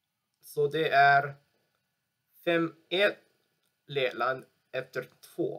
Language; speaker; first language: Swedish; non-native, learner; English